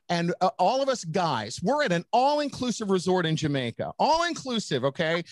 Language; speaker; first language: English; native; English